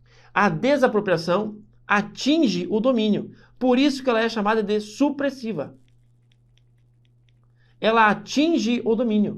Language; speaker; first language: Portuguese; native; Portuguese